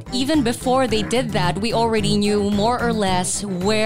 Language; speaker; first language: English; non-native, local second language; Filipino